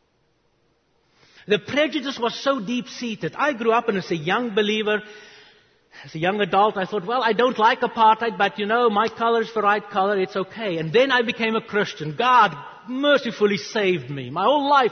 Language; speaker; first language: English; non-native, local second language; Afrikaans